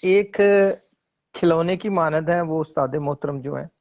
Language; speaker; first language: Urdu; non-native, local second language; Punjabi